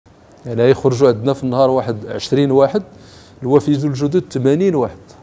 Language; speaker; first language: Arabic; native; Arabic